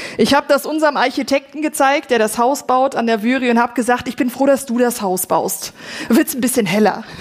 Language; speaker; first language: German; native; German